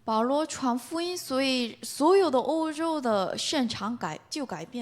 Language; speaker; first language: Chinese; non-native, fluent; Korean